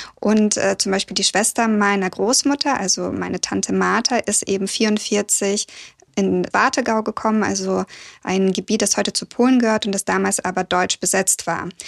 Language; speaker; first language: German; early bilingual, other home language; Russian